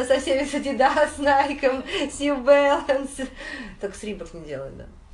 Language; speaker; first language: Russian; native; Russian